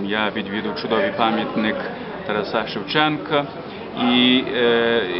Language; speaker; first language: Ukrainian; early bilingual, heritage; Ukrainian